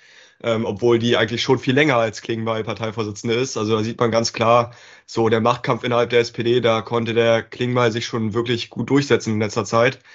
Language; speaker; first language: German; native; German